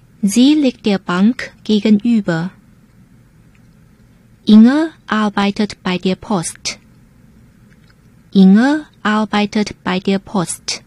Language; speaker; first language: German; non-native, fluent; Chinese